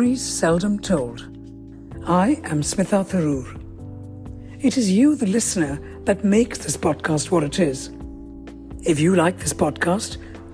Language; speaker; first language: English; non-native, local second language; Malayalam